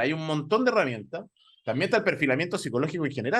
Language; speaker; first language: Spanish; native; Spanish